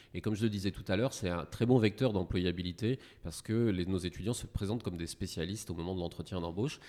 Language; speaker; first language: French; native; French